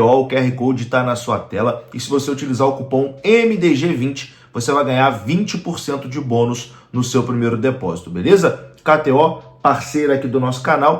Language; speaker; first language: Portuguese; native; Portuguese